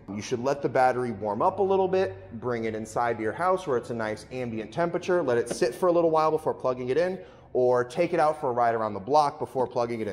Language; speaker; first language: English; native; English